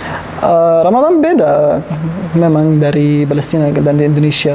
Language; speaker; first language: Indonesian; non-native, learner; Arabic